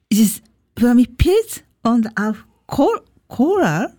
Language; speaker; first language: German; non-native, learner; Japanese